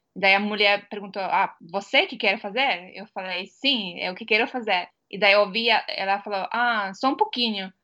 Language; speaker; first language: Portuguese; non-native, fluent; Estonian